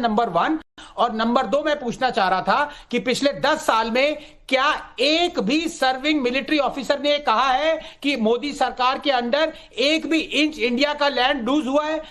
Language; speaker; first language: Hindi; non-native, local second language; Tamil